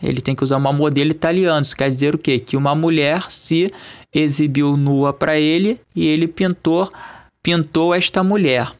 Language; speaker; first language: Portuguese; native; Portuguese